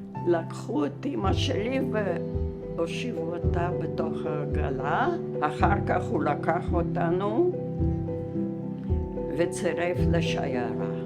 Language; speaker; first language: Hebrew; early bilingual, other home language; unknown